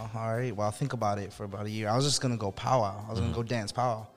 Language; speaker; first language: English; native; English